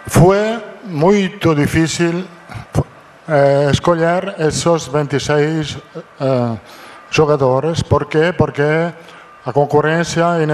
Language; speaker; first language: Portuguese; non-native, fluent; Italian